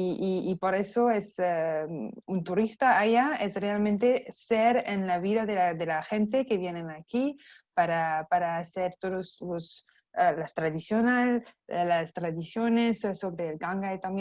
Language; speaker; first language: Spanish; non-native, fluent; French